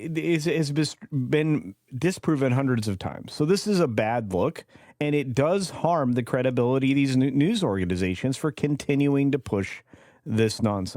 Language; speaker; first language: English; native; English